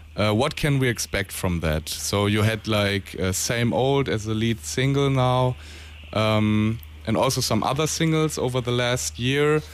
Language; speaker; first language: English; non-native, fluent; German